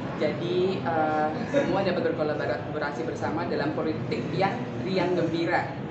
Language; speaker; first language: Indonesian; native; Indonesian